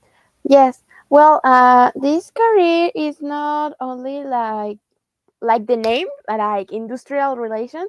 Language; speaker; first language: English; non-native, fluent; Spanish